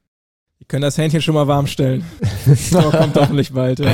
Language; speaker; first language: German; native; German